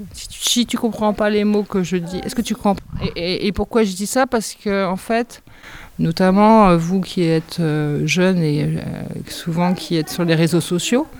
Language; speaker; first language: French; native; French